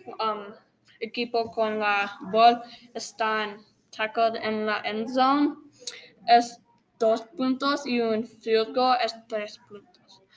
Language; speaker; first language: Spanish; non-native, learner; English